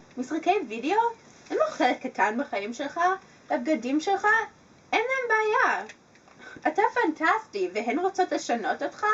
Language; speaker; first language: Hebrew; non-native, learner; English